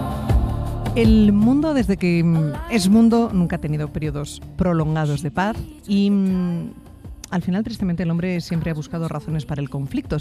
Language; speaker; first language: Spanish; native; Spanish